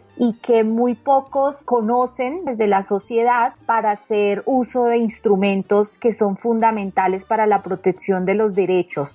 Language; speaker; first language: Spanish; native; Spanish